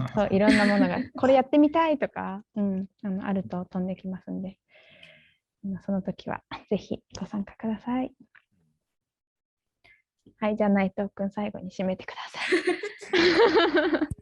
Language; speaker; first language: Japanese; native; Japanese